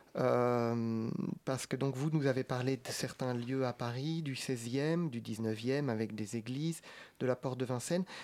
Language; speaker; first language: French; native; French